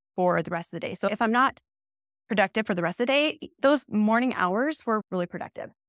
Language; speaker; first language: English; native; English